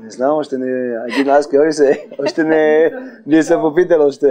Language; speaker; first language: Bulgarian; non-native, learner; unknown